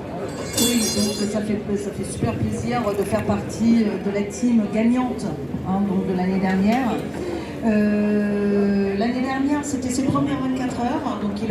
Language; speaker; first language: French; native; French